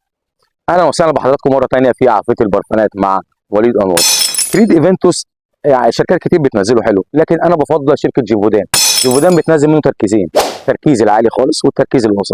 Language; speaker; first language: Arabic; native; Arabic